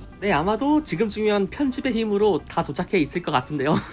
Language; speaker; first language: Korean; native; Korean